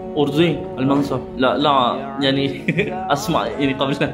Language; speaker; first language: Arabic; non-native, learner; Malay